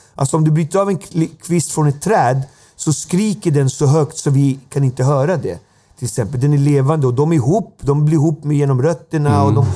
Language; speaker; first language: Swedish; native; Swedish